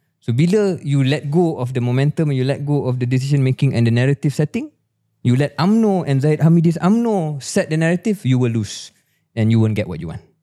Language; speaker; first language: English; non-native, local second language; Malay